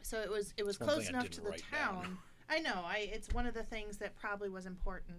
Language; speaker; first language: English; native; English